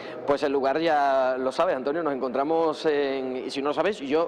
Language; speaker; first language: Spanish; native; Spanish